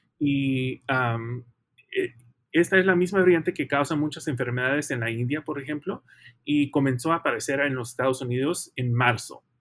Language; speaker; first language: Spanish; early bilingual, heritage; Spanish